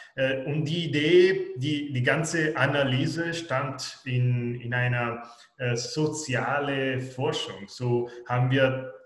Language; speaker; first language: German; non-native, local second language; Italian